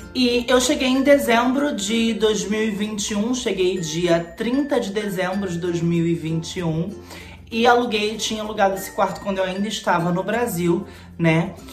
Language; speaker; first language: Portuguese; native; Portuguese